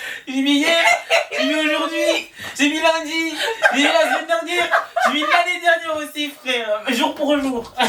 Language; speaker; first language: French; native; French